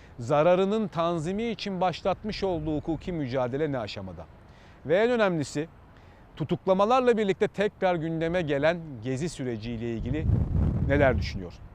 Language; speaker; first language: Turkish; native; Turkish